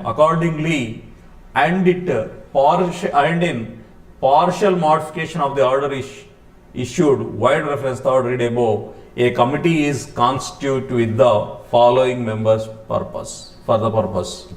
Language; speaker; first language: English; non-native, local second language; Telugu